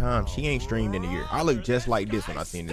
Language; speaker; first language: English; native; English